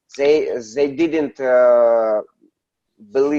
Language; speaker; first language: English; non-native, learner; Russian